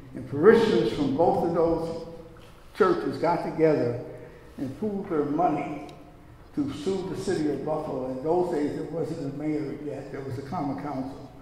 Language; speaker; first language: English; native; English